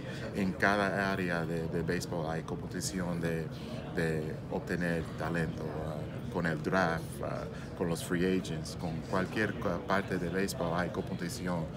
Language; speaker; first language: Spanish; non-native, learner; English